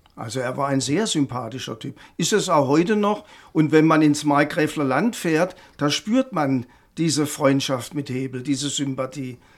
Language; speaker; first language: German; native; German